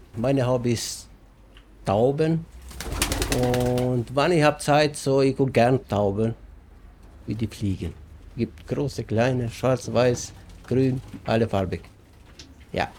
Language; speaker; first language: German; non-native, learner; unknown